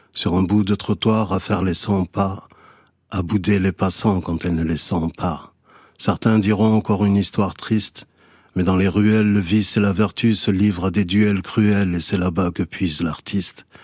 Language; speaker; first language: French; early bilingual, other home language; Fula